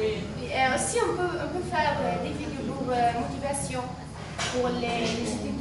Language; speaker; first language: French; non-native, learner; Arabic